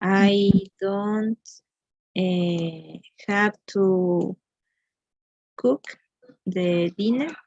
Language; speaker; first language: English; non-native, learner; Spanish